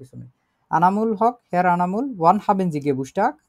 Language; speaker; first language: German; non-native, fluent; Bangla